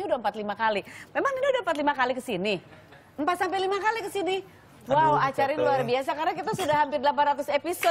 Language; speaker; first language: Indonesian; native; Indonesian